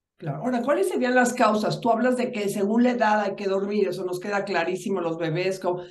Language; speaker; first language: Spanish; native; Spanish